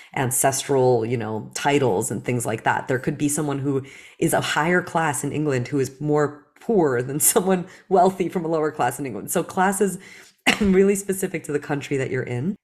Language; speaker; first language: English; early bilingual, other home language; Russian